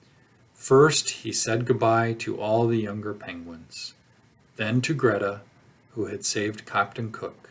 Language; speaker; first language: English; native; English